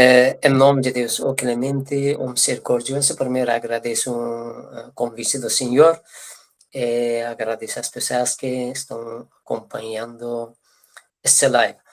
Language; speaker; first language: Portuguese; non-native, fluent; Persian